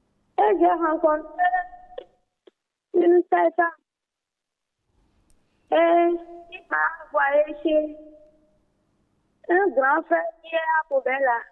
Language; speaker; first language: French; non-native, learner; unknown